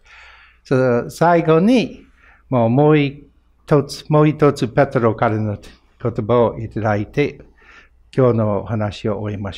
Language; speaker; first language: Japanese; non-native, fluent; English